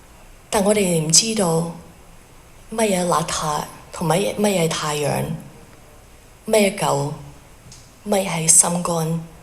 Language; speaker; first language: Cantonese; early bilingual, heritage; Cantonese